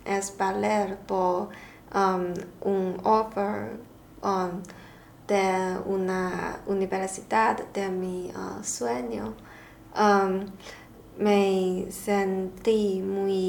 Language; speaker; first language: Spanish; non-native, learner; Chinese